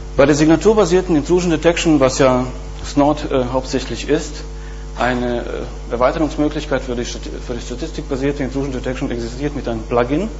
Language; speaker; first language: German; non-native, fluent; Bosnian